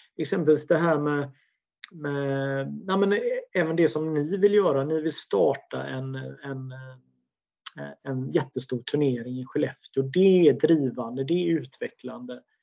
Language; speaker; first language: Swedish; native; Swedish